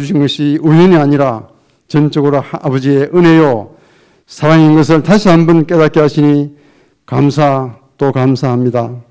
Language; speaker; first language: Korean; native; Korean